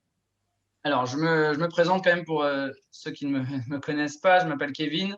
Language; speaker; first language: French; native; French